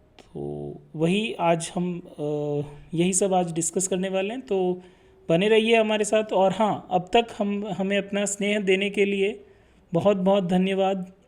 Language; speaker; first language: Hindi; native; Hindi